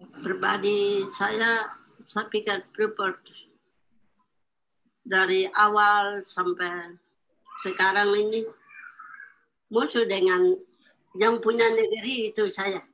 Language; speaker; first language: Indonesian; non-native, local second language; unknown